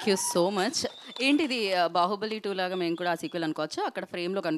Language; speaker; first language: Telugu; native; Telugu